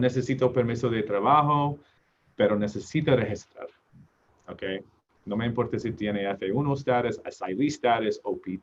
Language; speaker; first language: Spanish; non-native, learner; English